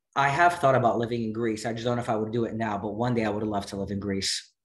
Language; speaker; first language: English; native; English